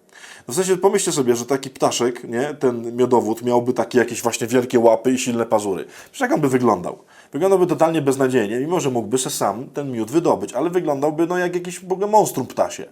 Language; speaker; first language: Polish; native; Polish